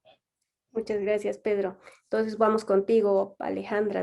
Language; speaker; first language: Spanish; native; Spanish